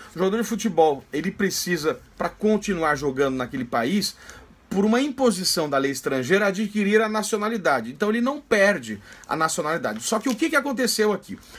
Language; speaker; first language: Portuguese; native; Portuguese